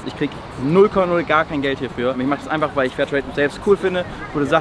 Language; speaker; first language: German; native; German